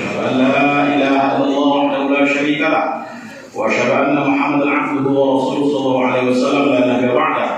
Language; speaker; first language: Indonesian; non-native, local second language; Minangkabau